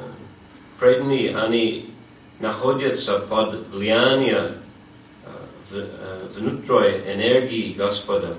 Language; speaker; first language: Russian; non-native, fluent; English